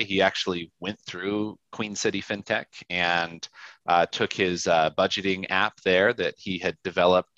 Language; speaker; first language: English; native; English